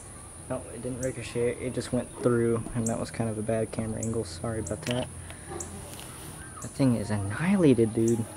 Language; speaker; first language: English; native; English